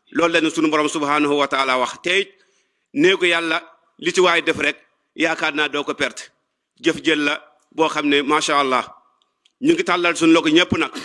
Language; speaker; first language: Wolof; native; Wolof